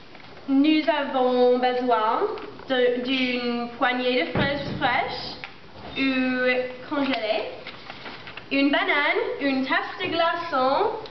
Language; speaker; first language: French; non-native, learner; English